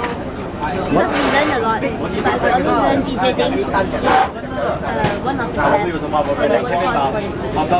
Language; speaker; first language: English; non-native, local second language; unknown